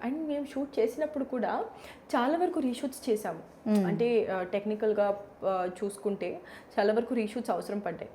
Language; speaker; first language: Telugu; native; Telugu